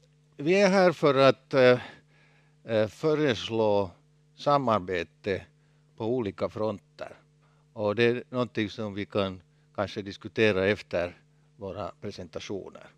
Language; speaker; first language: Swedish; non-native, local second language; Finnish